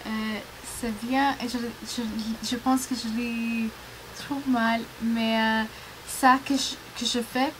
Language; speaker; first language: French; non-native, learner; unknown